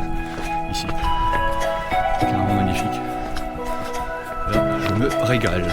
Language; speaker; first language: French; native; French